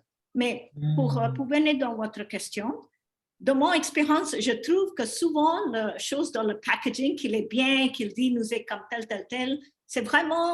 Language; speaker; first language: French; non-native, learner; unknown